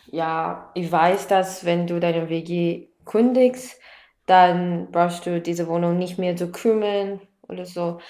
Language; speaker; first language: German; non-native, learner; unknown